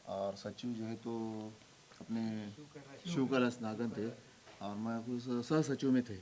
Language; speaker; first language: Hindi; non-native, local second language; Marathi